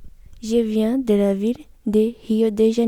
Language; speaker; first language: French; non-native, learner; Portuguese